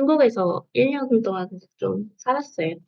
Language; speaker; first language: Korean; non-native, learner; Vietnamese